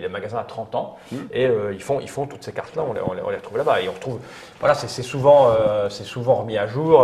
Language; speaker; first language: French; native; French